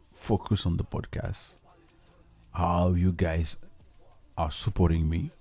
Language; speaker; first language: English; non-native, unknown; Haitian Creole